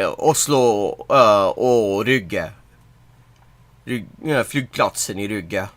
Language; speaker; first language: Swedish; non-native, learner; English